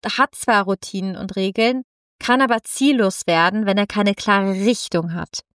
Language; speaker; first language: German; non-native, fluent; Italian